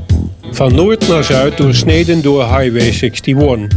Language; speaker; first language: Dutch; native; Dutch